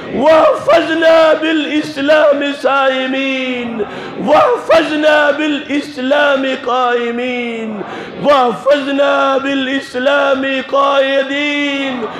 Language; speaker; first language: Arabic; non-native, fluent; Urdu